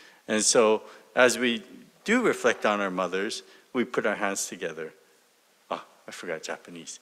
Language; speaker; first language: English; early bilingual, other home language; Japanese